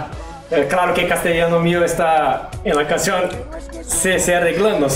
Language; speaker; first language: Spanish; non-native, learner; Portuguese